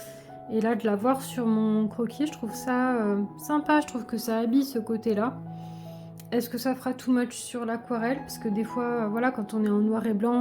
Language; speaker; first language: French; native; French